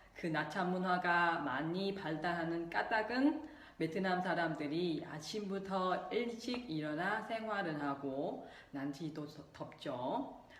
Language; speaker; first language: Korean; non-native, local second language; Vietnamese